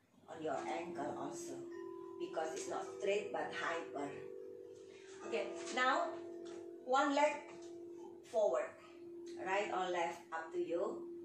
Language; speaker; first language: English; non-native, learner; Indonesian